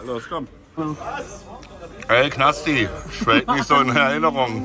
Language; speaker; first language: German; native; German